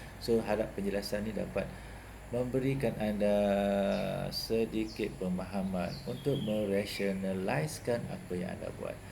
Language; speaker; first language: Malay; native; Malay